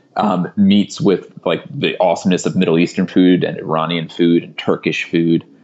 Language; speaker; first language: English; native; English